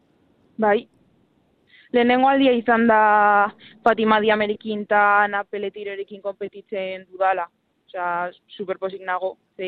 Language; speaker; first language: Basque; non-native, local second language; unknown